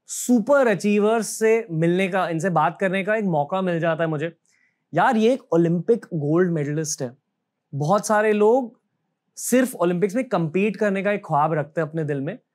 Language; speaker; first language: Hindi; native; Hindi